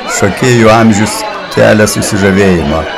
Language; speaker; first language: Lithuanian; native; Lithuanian